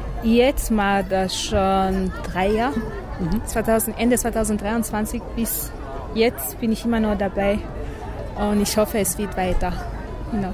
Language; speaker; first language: German; non-native, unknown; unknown